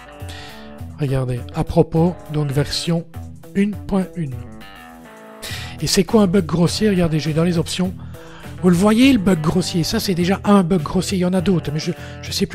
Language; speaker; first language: French; native; French